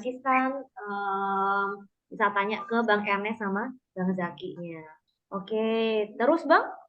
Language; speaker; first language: Indonesian; native; Indonesian